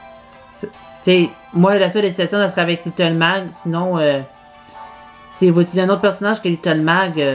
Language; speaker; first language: French; native; French